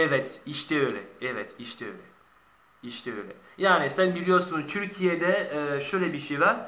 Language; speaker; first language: Turkish; non-native, learner; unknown